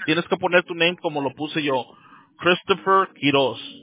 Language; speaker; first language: Spanish; early bilingual, heritage; Spanish